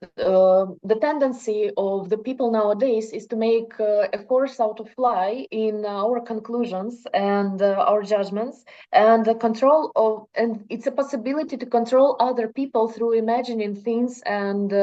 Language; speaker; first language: English; non-native, fluent; Russian